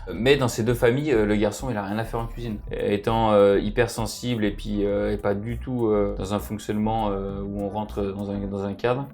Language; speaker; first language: French; native; French